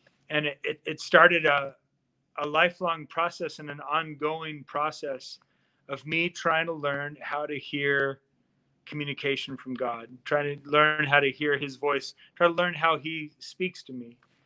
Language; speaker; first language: English; native; English